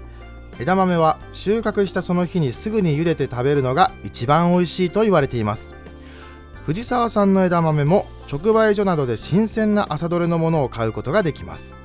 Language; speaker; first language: Japanese; native; Japanese